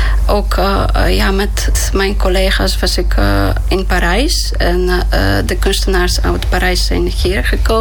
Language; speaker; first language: Dutch; non-native, fluent; Polish